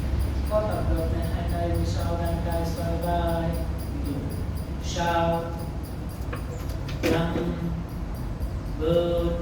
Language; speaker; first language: Vietnamese; non-native, learner; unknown